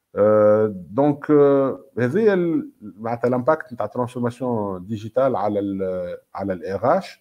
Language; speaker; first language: French; non-native, local second language; Arabic